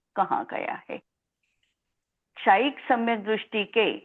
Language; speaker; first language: Hindi; non-native, local second language; Marathi